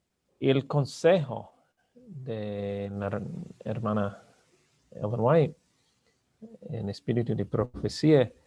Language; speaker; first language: Spanish; non-native, learner; English